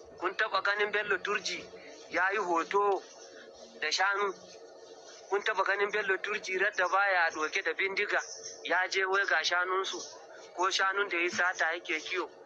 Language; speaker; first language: Hausa; non-native, local second language; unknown